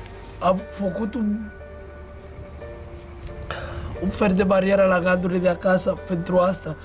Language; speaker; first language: Romanian; non-native, fluent; Spanish